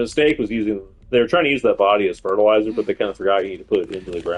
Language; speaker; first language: English; native; English